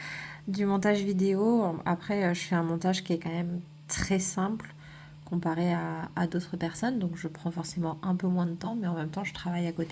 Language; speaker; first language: French; native; French